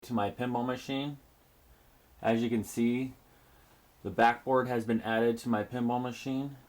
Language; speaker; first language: English; native; English